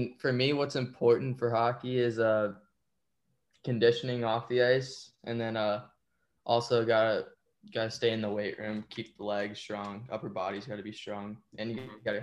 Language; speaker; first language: English; native; English